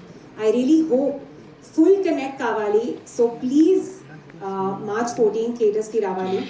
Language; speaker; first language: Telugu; non-native, learner; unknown